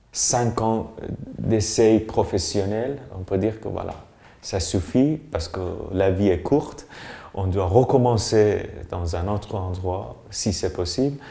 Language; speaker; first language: French; non-native, fluent; Persian